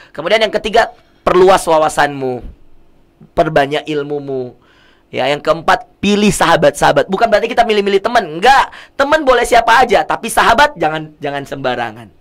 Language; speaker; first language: Indonesian; native; Indonesian